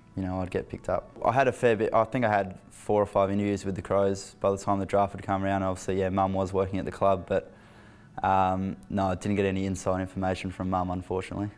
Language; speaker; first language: English; native; English